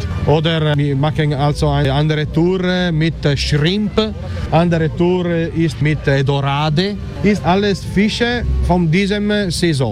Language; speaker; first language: German; non-native, learner; Italian